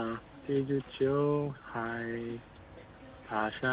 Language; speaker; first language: Chinese; non-native, learner; Korean